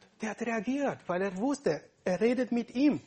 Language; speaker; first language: German; non-native, fluent; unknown